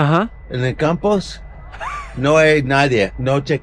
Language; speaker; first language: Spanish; early bilingual, heritage; English